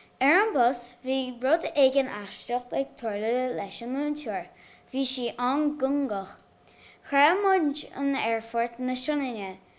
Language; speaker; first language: Irish; native; Irish